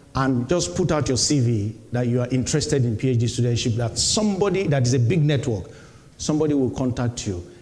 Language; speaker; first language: English; non-native, local second language; Yoruba